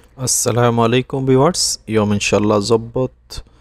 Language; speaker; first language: Arabic; non-native, learner; Bangla